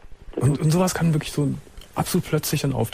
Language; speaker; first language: German; native; German